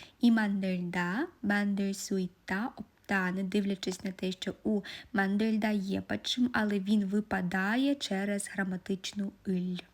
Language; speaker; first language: Ukrainian; native; Ukrainian